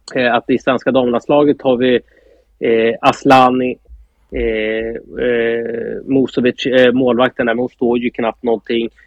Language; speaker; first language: Swedish; native; Swedish